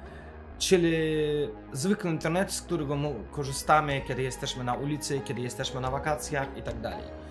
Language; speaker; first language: Polish; non-native, fluent; Azerbaijani